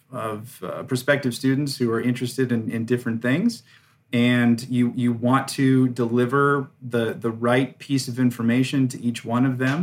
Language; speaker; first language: English; native; English